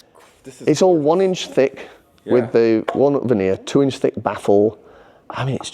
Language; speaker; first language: English; native; English